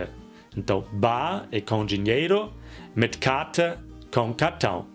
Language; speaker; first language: Portuguese; non-native, fluent; German